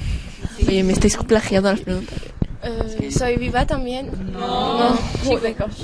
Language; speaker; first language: Spanish; non-native, learner; French